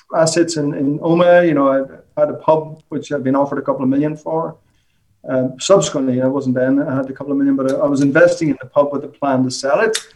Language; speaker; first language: English; native; English